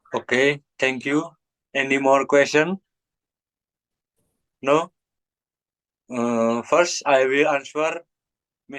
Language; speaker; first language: English; non-native, learner; Indonesian